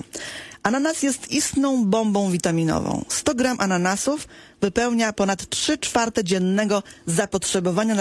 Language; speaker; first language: Polish; native; Polish